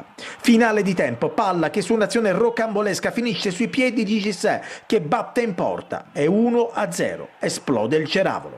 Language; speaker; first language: Italian; native; Italian